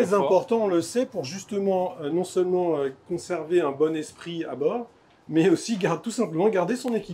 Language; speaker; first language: French; native; French